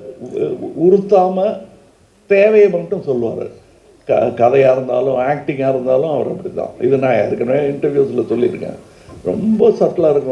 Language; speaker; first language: Tamil; native; Tamil